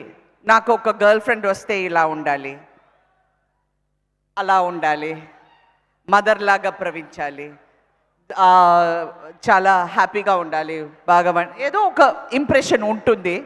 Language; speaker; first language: Telugu; non-native, fluent; Tamil